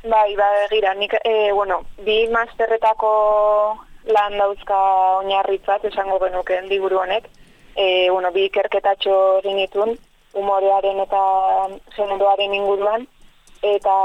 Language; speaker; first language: Basque; native; Basque